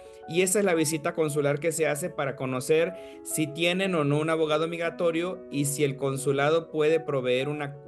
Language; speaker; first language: Spanish; native; Spanish